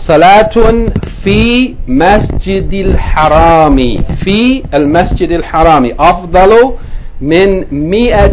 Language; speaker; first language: Arabic; non-native, fluent; English